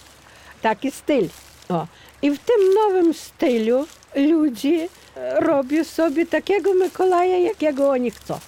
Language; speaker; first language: Polish; non-native, local second language; Ukrainian